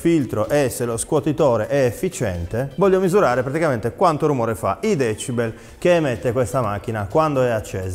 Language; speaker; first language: Italian; native; Italian